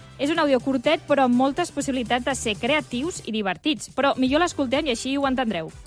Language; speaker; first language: Catalan; native; Catalan